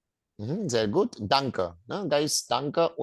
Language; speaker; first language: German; non-native, fluent; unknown